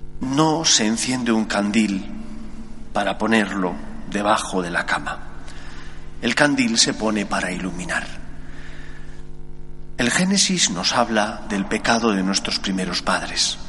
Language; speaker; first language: Spanish; native; Spanish